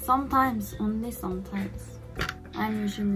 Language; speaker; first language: English; non-native, learner; Korean